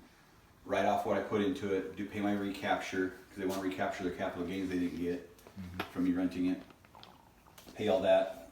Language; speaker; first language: English; native; English